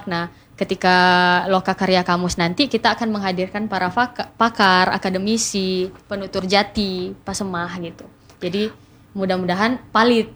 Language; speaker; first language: Indonesian; non-native, local second language; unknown